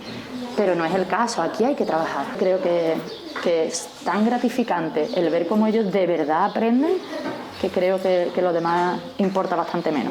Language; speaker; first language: Spanish; native; Spanish